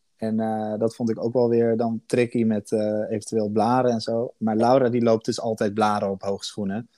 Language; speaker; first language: Dutch; native; Dutch